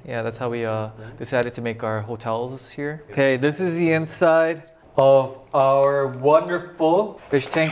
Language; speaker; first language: English; early bilingual, other home language; Korean